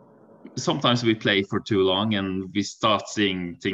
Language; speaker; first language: English; non-native, fluent; Norwegian